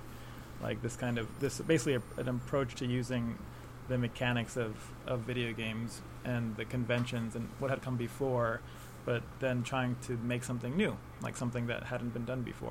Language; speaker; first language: English; native; English